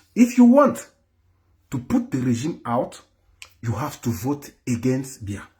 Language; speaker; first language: English; non-native, local second language; French